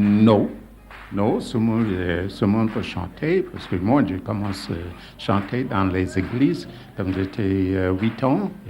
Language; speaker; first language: French; non-native, learner; English